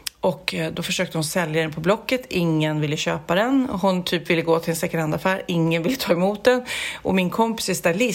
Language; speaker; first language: Swedish; native; Swedish